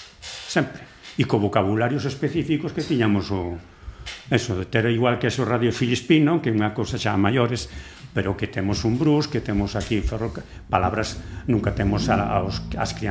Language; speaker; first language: Galician; native; Galician